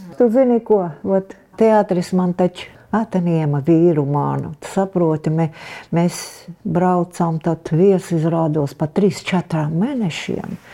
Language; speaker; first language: Latvian; non-native, local second language; Russian